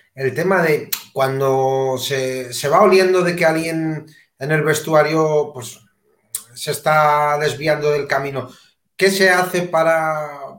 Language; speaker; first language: Spanish; native; Spanish